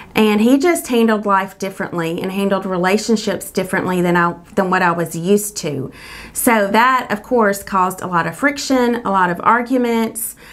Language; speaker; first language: English; native; English